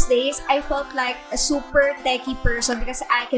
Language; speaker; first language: English; non-native, local second language; Filipino